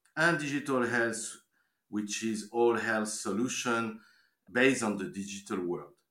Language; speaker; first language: English; non-native, fluent; French